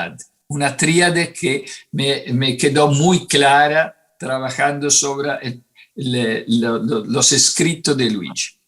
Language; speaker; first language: Spanish; non-native, fluent; Italian